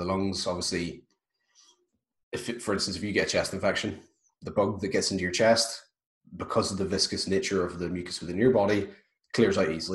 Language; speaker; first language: English; native; English